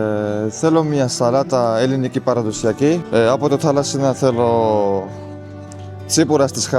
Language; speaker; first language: Greek; non-native, learner; Georgian